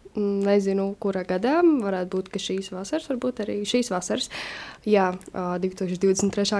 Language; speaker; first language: Latvian; native; Latvian